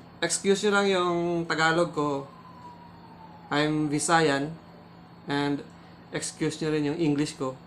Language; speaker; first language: Filipino; non-native, local second language; Cebuano